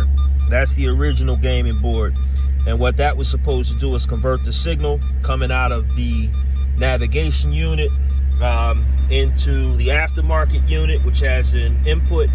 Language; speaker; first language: English; native; English